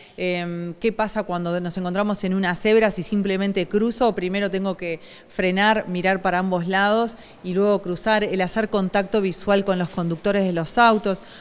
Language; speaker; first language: Spanish; native; Spanish